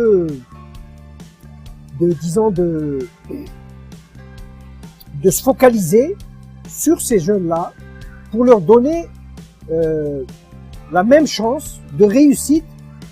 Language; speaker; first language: French; non-native, local second language; Arabic